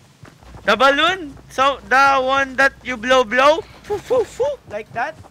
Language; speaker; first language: English; non-native, local second language; Filipino